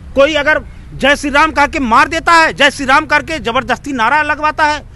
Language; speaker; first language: Hindi; native; Hindi